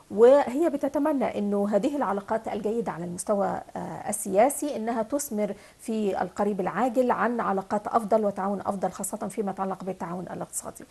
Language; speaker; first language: Arabic; native; Arabic